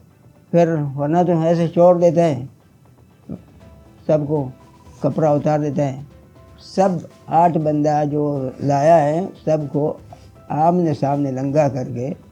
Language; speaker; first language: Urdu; non-native, local second language; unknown